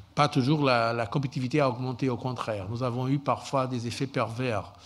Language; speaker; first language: French; non-native, fluent; Portuguese